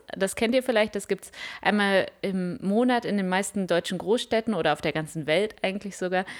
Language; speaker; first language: German; native; German